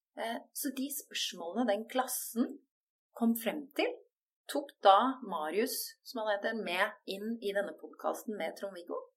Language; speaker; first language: Norwegian; native; Norwegian